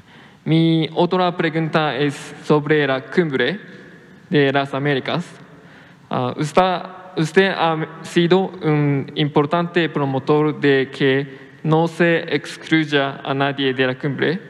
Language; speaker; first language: Spanish; non-native, fluent; Japanese